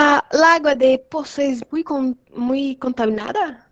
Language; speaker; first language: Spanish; non-native, learner; Portuguese